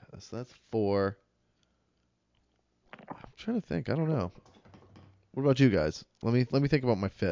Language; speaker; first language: English; native; English